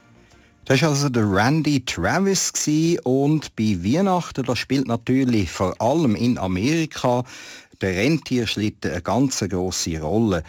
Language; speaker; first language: German; native; German